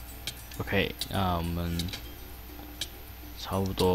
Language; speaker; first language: Chinese; native; Chinese